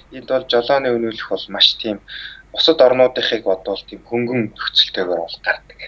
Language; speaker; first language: Mongolian; native; Mongolian